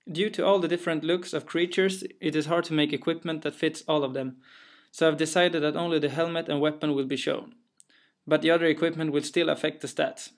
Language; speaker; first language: English; non-native, fluent; Swedish